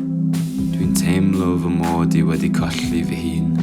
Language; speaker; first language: Welsh; non-native, learner; English